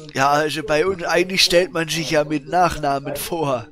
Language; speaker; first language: German; native; German